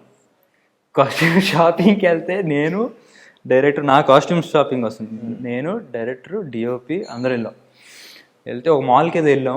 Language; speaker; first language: Telugu; native; Telugu